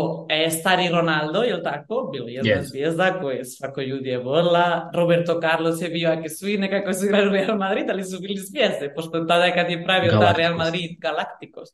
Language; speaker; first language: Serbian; early bilingual, heritage; Bosnian